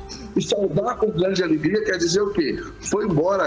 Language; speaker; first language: Portuguese; native; Portuguese